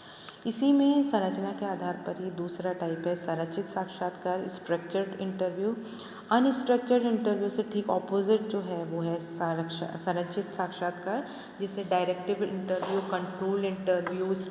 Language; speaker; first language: Hindi; native; Hindi